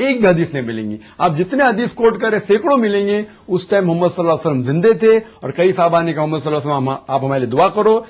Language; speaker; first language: Urdu; non-native, local second language; Konkani